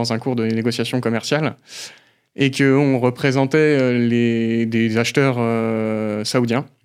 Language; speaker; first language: French; native; French